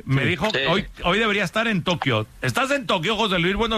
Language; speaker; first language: Spanish; native; Spanish